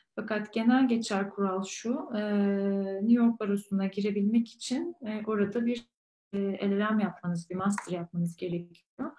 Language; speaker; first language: Turkish; native; Turkish